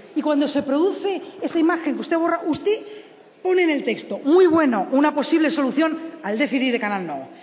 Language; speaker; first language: Spanish; native; Spanish